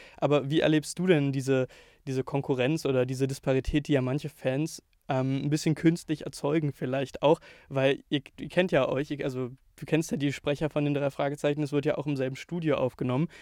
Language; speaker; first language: German; native; German